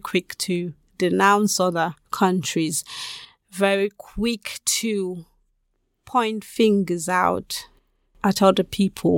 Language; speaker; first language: English; non-native, local second language; Krio